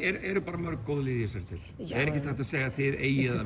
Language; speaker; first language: Icelandic; native; Icelandic